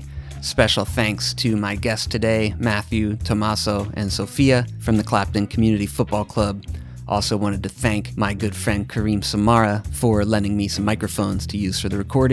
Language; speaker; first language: English; native; English